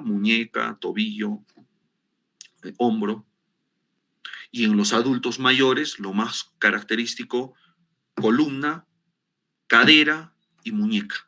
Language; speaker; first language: Spanish; native; Spanish